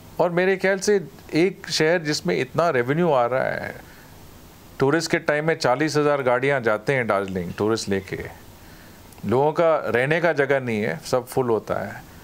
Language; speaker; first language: Hindi; non-native, local second language; Nepali